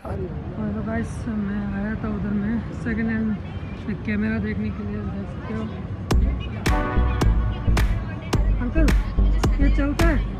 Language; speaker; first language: Hindi; non-native, local second language; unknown